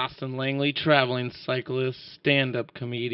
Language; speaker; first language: English; native; English